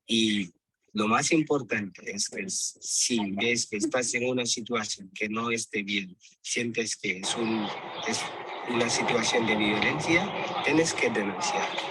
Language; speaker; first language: Spanish; non-native, local second language; Portuguese